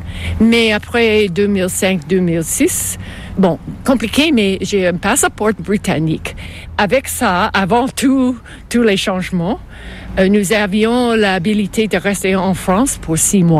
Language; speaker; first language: French; non-native, local second language; English